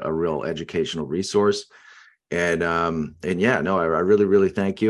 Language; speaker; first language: English; native; English